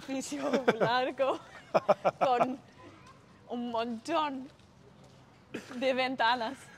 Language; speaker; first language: Spanish; non-native, learner; Danish